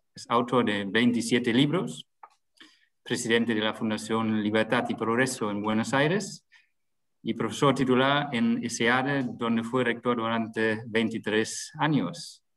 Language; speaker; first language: Spanish; non-native, fluent; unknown